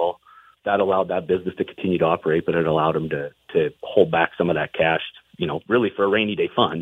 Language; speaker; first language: English; native; English